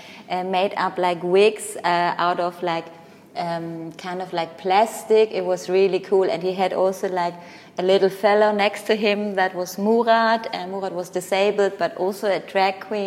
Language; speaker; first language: English; non-native, fluent; Greek